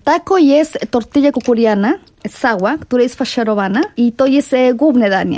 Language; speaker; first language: Polish; non-native, fluent; Spanish